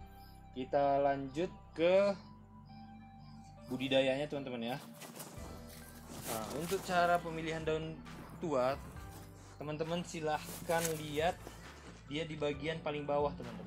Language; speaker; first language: Indonesian; native; Indonesian